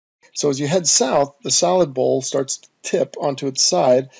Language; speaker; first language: English; native; English